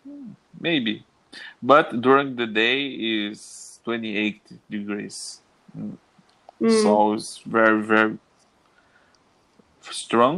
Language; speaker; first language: English; non-native, learner; Portuguese